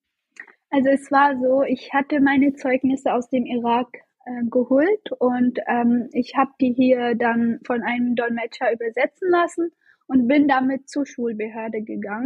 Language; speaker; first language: German; non-native, fluent; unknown